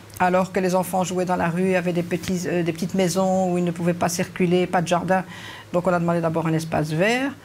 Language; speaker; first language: French; early bilingual, other home language; Arabic